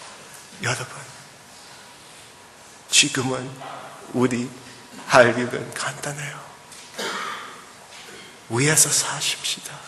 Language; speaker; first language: Korean; early bilingual, heritage; English